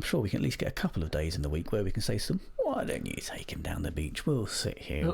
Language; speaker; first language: English; native; English